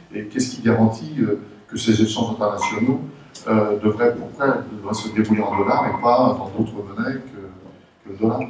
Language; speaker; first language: French; native; French